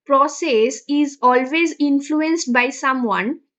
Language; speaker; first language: English; non-native, local second language; Bangla